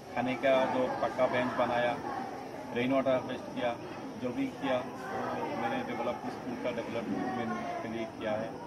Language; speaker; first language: Hindi; non-native, local second language; Bangla